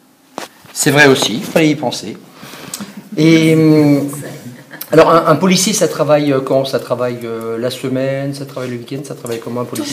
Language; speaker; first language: French; native; French